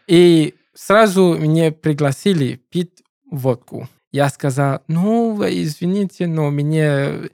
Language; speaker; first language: Russian; non-native, learner; English